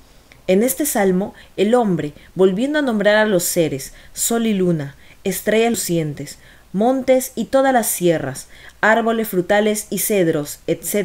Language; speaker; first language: Spanish; native; Spanish